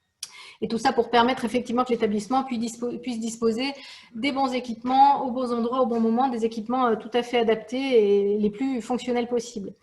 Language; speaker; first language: French; native; French